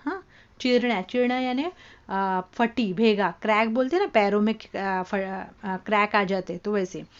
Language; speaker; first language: Hindi; non-native, local second language; Marathi